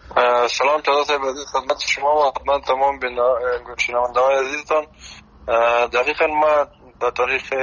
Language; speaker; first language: Persian; native; Persian